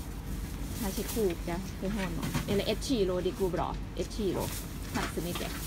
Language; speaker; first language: Swedish; non-native, learner; Thai